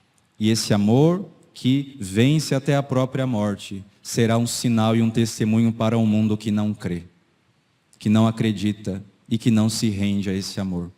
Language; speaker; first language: Portuguese; native; Portuguese